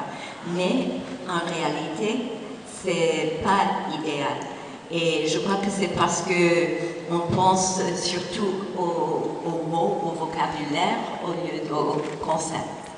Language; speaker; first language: French; non-native, fluent; English